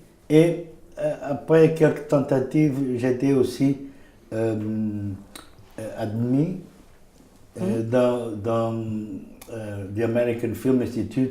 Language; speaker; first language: French; non-native, fluent; Portuguese